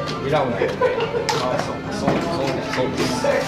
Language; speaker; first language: Japanese; native; Japanese